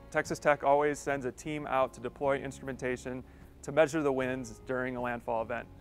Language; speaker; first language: English; native; English